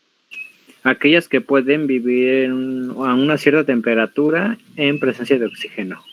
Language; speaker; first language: Spanish; native; Spanish